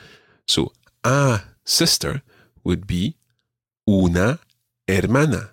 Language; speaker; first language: Spanish; non-native, fluent; English